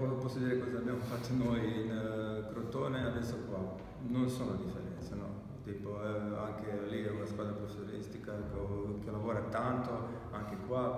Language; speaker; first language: Italian; non-native, fluent; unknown